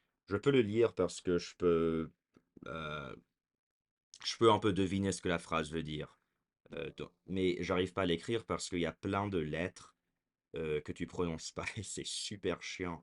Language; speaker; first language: French; early bilingual, heritage; French